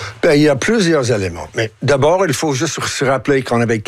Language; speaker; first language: French; non-native, local second language; English